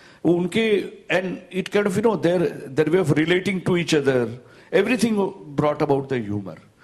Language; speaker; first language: English; non-native, local second language; Gujarati